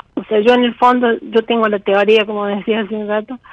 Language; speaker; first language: Spanish; native; Spanish